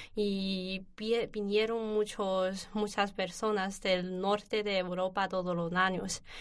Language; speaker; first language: Spanish; non-native, learner; Chinese